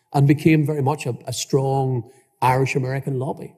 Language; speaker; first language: English; native; English